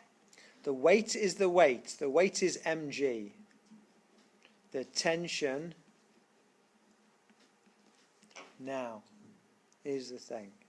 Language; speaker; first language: English; native; English